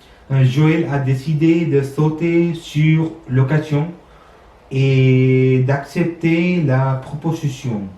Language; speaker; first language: French; non-native, learner; Sinhala